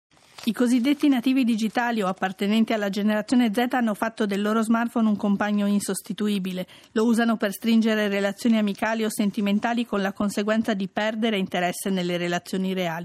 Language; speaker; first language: Italian; native; Italian